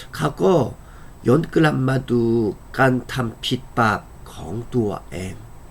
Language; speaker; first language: Thai; non-native, fluent; Korean